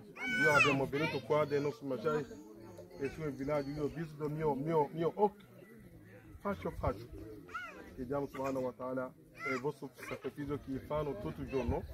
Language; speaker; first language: Italian; non-native, learner; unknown